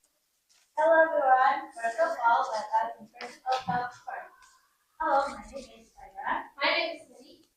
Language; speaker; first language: English; non-native, learner; Indonesian